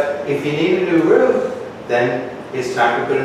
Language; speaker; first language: English; native; English